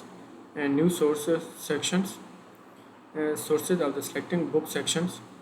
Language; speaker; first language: English; non-native, learner; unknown